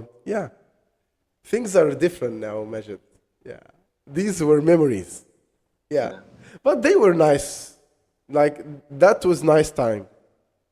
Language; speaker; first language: English; non-native, fluent; Arabic